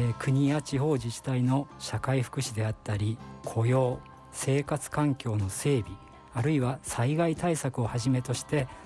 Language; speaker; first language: Japanese; native; Japanese